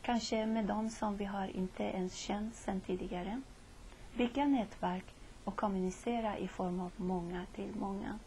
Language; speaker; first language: Swedish; non-native, fluent; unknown